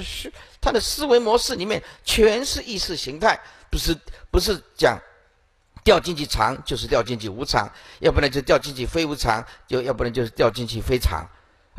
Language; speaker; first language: Chinese; native; Chinese